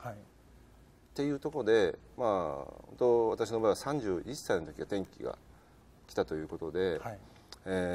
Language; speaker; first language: Japanese; native; Japanese